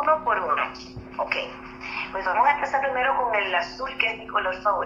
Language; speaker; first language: Spanish; native; Spanish